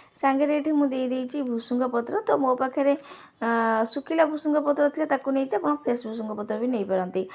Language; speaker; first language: Odia; native; Odia